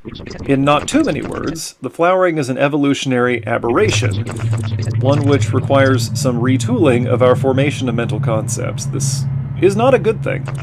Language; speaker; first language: English; native; English